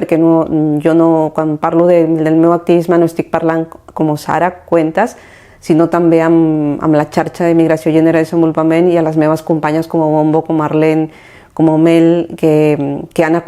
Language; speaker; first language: Catalan; non-native, fluent; Spanish